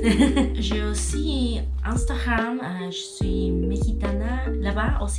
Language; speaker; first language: French; non-native, learner; Spanish